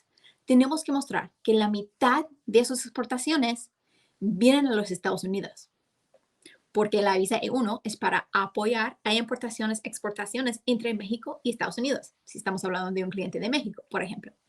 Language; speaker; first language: Spanish; non-native, fluent; English